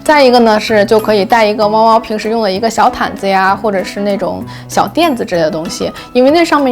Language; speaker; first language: Chinese; native; Chinese